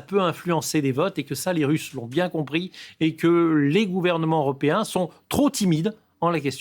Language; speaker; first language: French; native; French